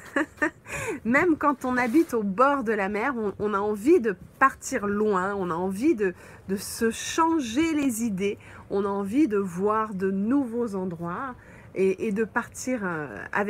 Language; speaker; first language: French; native; French